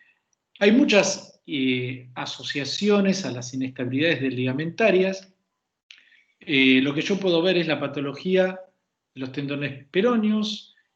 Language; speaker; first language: Spanish; native; Spanish